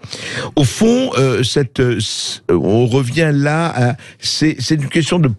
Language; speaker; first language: French; native; French